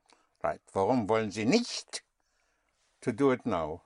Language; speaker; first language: German; non-native, fluent; English